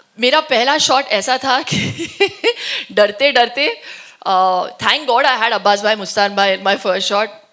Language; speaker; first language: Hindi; non-native, local second language; Tulu